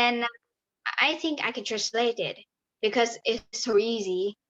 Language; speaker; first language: English; non-native, learner; Vietnamese